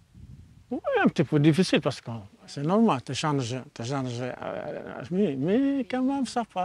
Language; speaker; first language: French; non-native, learner; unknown